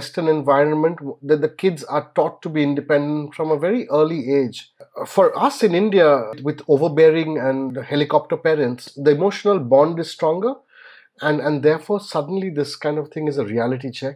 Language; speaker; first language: English; non-native, local second language; Bangla